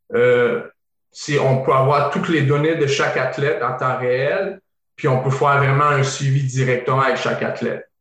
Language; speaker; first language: French; early bilingual, other home language; Bosnian